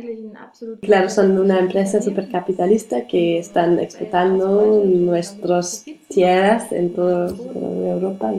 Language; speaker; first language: Spanish; non-native, learner; German